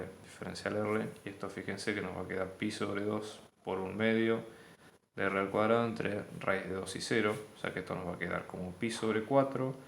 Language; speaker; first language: Spanish; native; Spanish